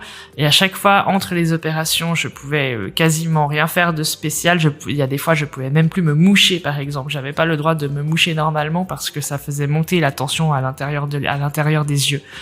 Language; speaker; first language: French; native; French